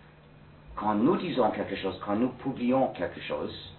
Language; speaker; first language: French; non-native, fluent; English